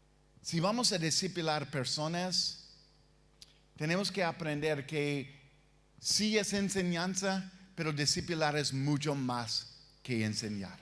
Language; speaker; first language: Spanish; non-native, fluent; English